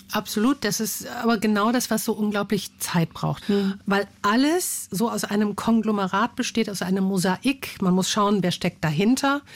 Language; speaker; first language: German; native; German